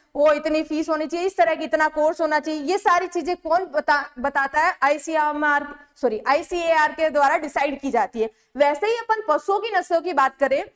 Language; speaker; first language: Hindi; native; Hindi